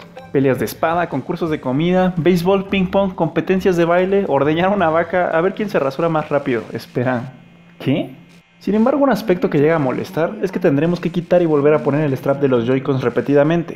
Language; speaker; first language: Spanish; native; Spanish